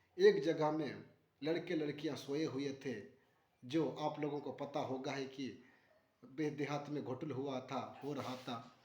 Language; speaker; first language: Hindi; non-native, local second language; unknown